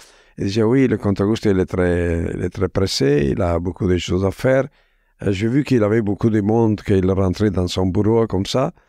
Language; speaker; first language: French; non-native, fluent; Italian